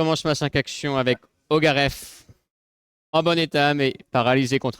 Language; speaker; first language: French; native; French